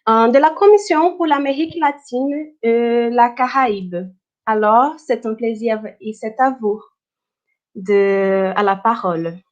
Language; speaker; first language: French; non-native, fluent; Portuguese